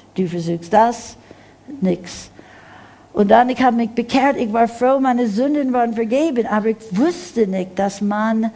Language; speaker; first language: German; non-native, fluent; English